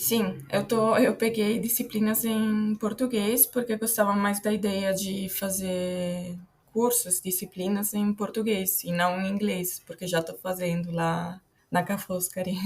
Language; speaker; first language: Portuguese; non-native, fluent; Italian